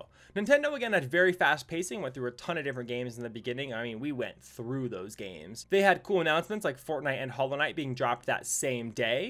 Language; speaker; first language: English; native; English